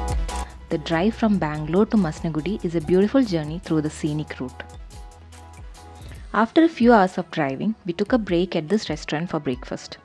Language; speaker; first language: English; non-native, local second language; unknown